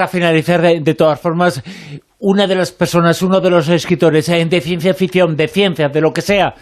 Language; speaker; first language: Spanish; native; Spanish